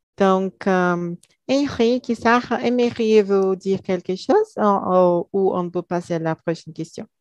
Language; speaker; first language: French; non-native, learner; Portuguese